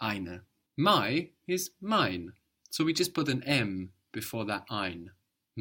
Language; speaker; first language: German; non-native, fluent; English